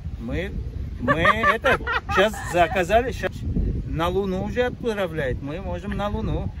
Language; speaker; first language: Russian; non-native, local second language; Kazakh